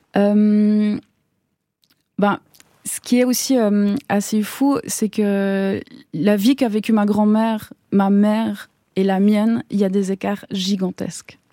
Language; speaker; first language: French; native; French